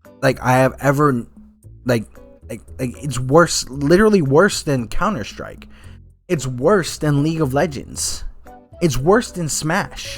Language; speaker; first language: English; native; English